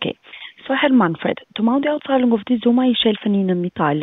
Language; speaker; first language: German; non-native, learner; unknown